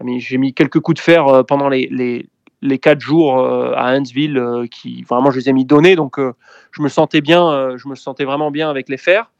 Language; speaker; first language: French; native; French